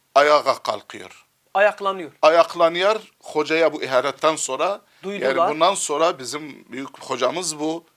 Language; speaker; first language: Turkish; non-native, fluent; Arabic